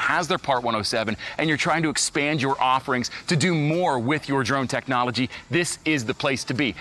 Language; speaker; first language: English; native; English